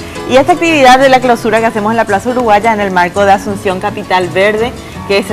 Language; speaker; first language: Spanish; native; Spanish